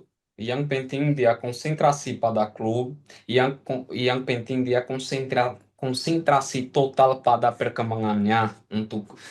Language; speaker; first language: Indonesian; non-native, fluent; Portuguese